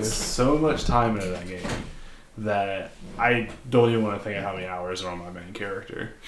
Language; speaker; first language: English; native; English